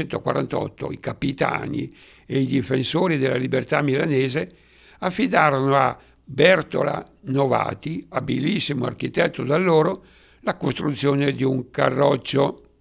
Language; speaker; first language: Italian; native; Italian